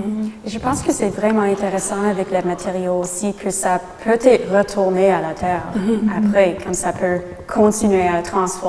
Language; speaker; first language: French; non-native, local second language; English